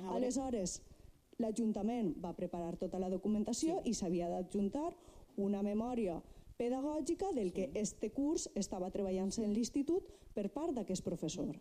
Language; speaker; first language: Catalan; non-native, local second language; Spanish